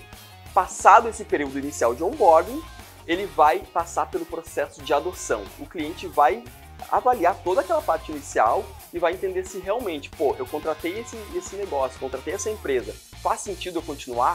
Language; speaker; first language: Portuguese; native; Portuguese